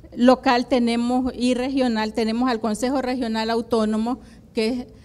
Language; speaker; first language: Spanish; native; Spanish